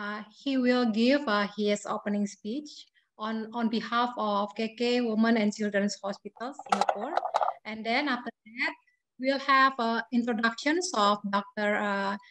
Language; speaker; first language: English; non-native, fluent; Indonesian